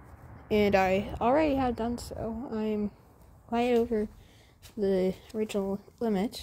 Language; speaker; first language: English; native; English